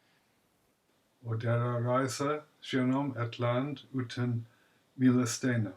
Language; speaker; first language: Norwegian; non-native, learner; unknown